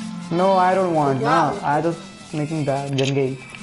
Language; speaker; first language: English; non-native, local second language; Hindi